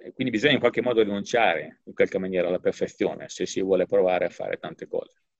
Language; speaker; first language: Italian; native; Italian